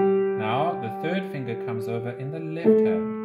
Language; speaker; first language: English; native; English